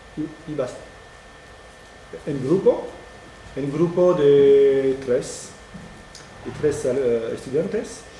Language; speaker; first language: Spanish; non-native, fluent; French